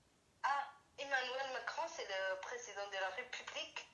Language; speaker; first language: French; non-native, learner; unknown